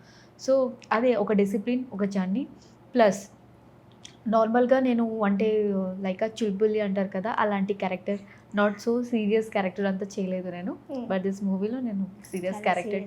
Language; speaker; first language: Telugu; non-native, fluent; Odia